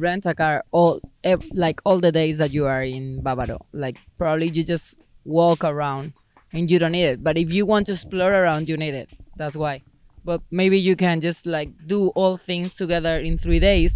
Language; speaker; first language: English; non-native, fluent; Spanish